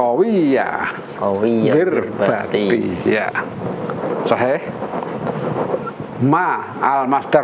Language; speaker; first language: Arabic; non-native, fluent; Indonesian